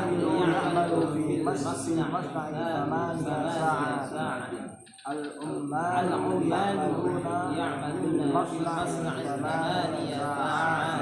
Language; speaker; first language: Arabic; non-native, fluent; Indonesian